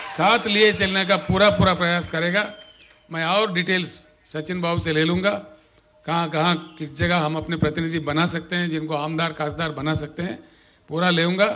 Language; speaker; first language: Hindi; non-native, local second language; Telugu